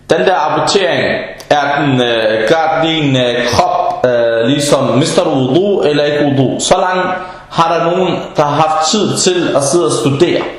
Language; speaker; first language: Danish; non-native, fluent; Arabic